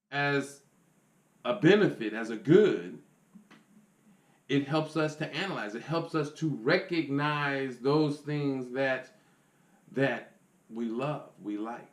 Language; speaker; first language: English; native; English